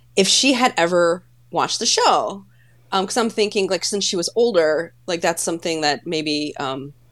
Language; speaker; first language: English; early bilingual, other home language; Polish